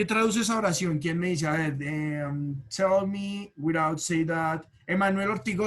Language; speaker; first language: Spanish; native; Spanish